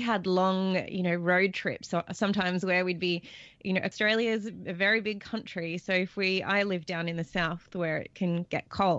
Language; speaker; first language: English; native; English